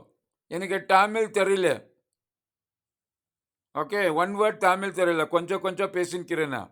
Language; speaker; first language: Tamil; non-native, learner; Kannada